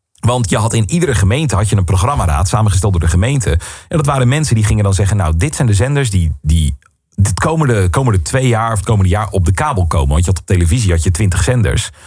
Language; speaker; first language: Dutch; native; Dutch